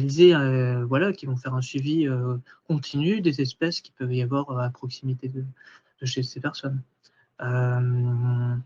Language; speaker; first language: French; native; French